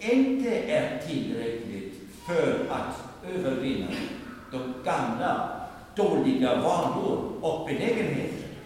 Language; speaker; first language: Swedish; non-native, fluent; German